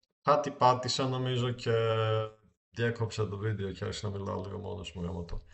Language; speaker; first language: Greek; non-native, fluent; Slovak